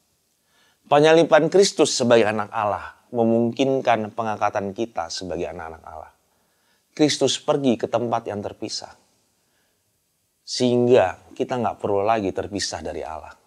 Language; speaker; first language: Indonesian; native; Indonesian